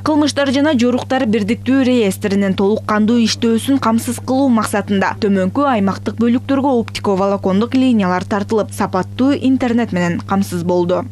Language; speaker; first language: Kyrgyz; native; Kyrgyz